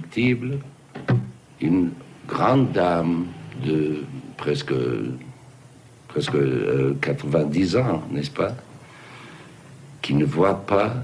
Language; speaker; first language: French; non-native, fluent; English